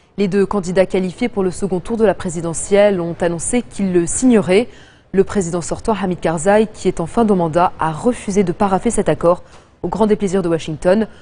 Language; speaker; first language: French; non-native, local second language; Arabic